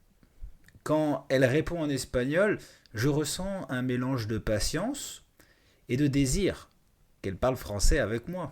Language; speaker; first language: French; native; French